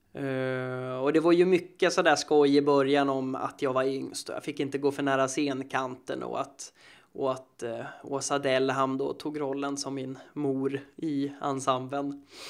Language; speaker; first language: Swedish; native; Swedish